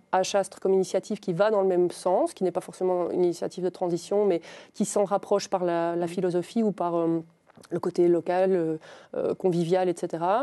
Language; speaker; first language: French; native; French